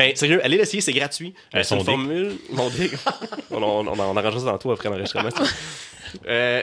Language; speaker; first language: French; native; French